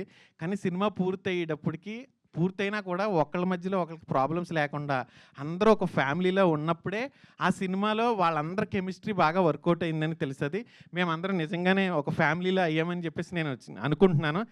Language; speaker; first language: Telugu; native; Telugu